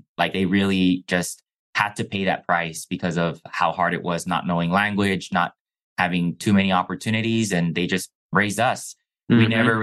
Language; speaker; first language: English; non-native, fluent; Chinese